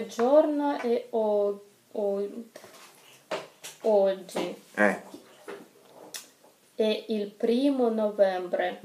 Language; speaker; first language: Italian; non-native, learner; Russian